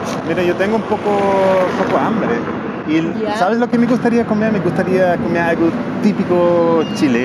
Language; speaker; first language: Spanish; non-native, fluent; German